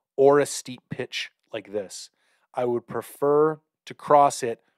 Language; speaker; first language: English; native; English